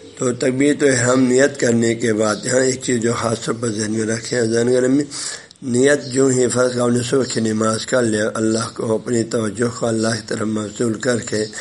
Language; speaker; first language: Urdu; non-native, local second language; Balti